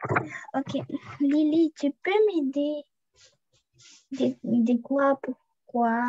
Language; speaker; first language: French; non-native, learner; Russian